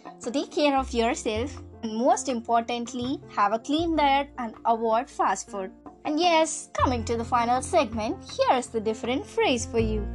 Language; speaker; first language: English; non-native, local second language; Tamil